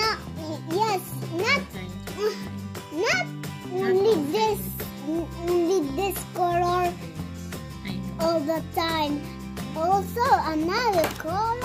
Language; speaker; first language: English; non-native, learner; French